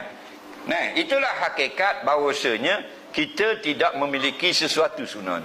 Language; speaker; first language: Malay; native; Malay